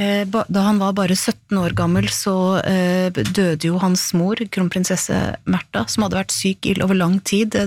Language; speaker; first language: Norwegian; native; Norwegian